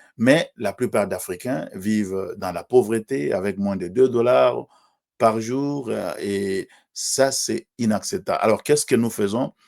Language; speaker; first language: French; non-native, local second language; Swahili